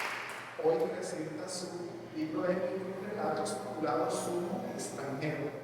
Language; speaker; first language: Spanish; native; Spanish